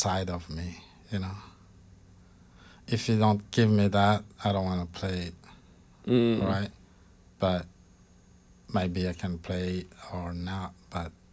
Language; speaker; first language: English; non-native, fluent; Malagasy